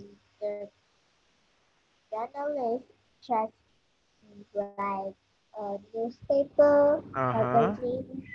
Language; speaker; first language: English; non-native, learner; Vietnamese